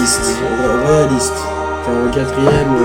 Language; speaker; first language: French; native; French